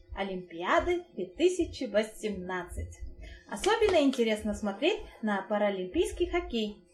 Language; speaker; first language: Russian; native; Russian